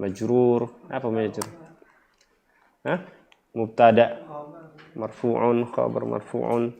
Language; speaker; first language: Arabic; non-native, fluent; Indonesian